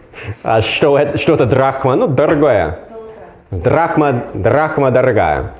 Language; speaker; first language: Russian; non-native, learner; English